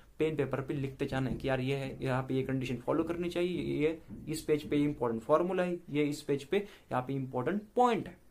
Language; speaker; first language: Hindi; non-native, local second language; Marathi